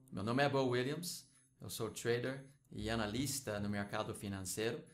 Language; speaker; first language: Portuguese; non-native, fluent; English